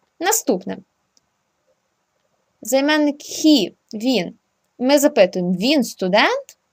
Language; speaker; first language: Ukrainian; native; Ukrainian